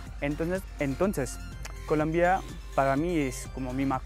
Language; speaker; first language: Spanish; non-native, fluent; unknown